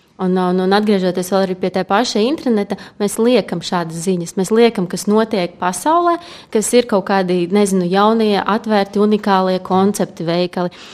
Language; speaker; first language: Latvian; native; Latvian